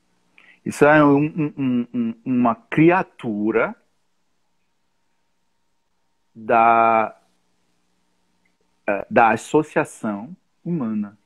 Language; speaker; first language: Portuguese; non-native, fluent; English